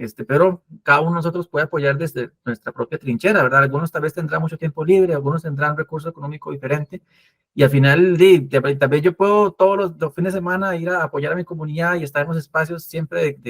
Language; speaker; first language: Spanish; native; Spanish